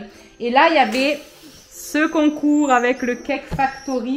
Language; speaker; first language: French; native; French